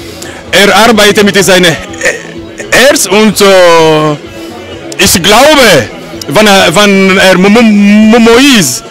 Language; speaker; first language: German; non-native, learner; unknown